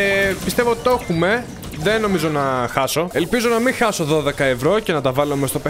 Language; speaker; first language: Greek; native; Greek